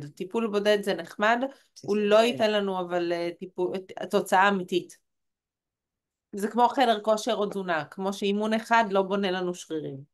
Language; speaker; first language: Hebrew; native; Hebrew